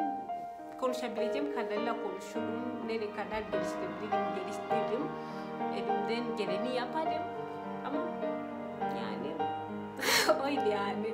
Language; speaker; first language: Turkish; non-native, fluent; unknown